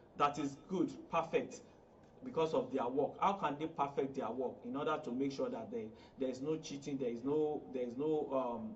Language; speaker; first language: English; non-native, local second language; Yoruba